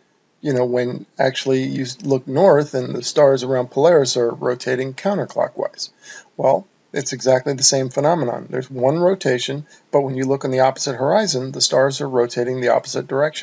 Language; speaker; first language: English; native; English